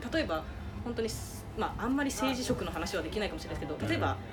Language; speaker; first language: Japanese; native; Japanese